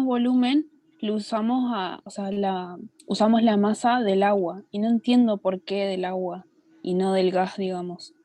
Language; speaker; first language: Spanish; native; Spanish